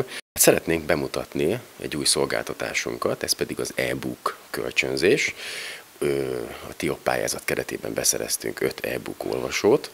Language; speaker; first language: Hungarian; native; Hungarian